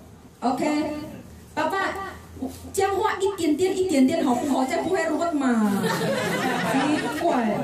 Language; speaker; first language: Chinese; non-native, learner; Indonesian